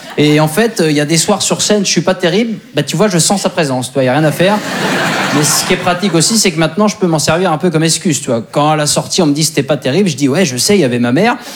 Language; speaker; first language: French; native; French